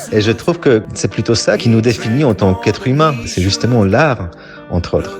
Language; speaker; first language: French; non-native, fluent; Polish